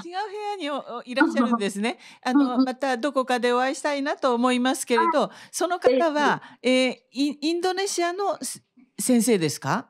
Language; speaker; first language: Japanese; native; Japanese